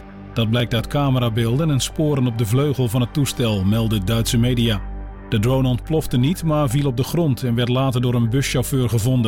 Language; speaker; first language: Dutch; native; Dutch